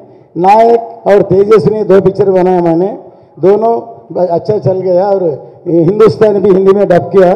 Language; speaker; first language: Hindi; non-native, local second language; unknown